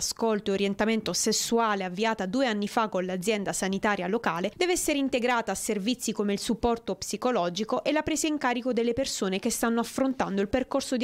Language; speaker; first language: Italian; native; Italian